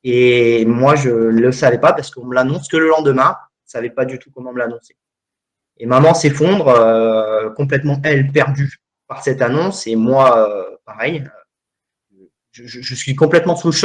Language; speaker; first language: French; native; French